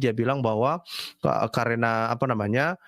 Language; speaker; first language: Indonesian; native; Indonesian